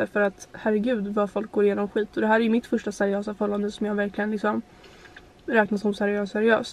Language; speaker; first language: Swedish; native; Swedish